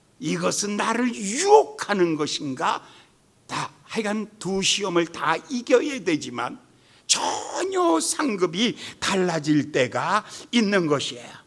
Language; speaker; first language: Korean; native; Korean